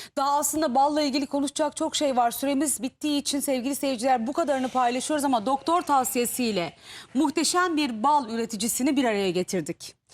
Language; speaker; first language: Turkish; native; Turkish